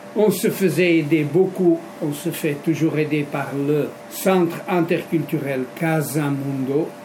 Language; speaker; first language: French; non-native, fluent; Portuguese